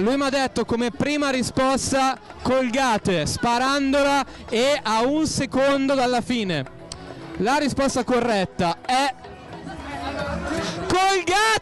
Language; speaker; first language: Italian; native; Italian